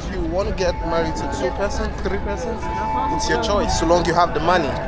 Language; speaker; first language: English; non-native, learner; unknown